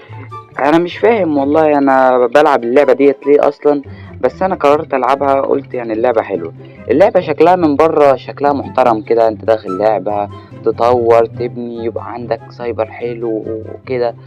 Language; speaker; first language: Arabic; native; Arabic